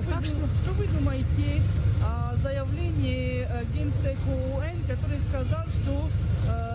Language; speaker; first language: Russian; non-native, learner; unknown